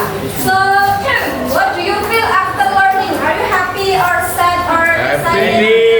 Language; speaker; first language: English; non-native, learner; Indonesian